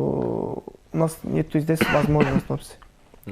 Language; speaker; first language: Russian; non-native, learner; Turkish